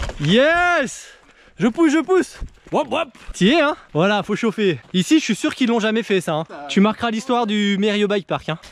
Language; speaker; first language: French; native; French